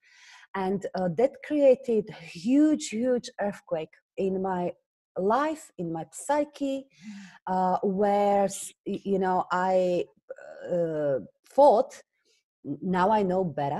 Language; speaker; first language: English; non-native, fluent; Slovak